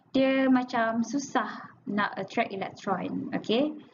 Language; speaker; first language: English; non-native, local second language; Malay